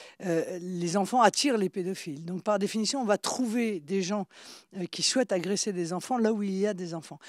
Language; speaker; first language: French; native; French